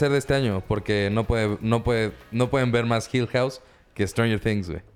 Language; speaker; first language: Spanish; native; Spanish